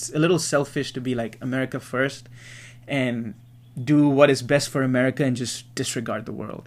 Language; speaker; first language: English; native; English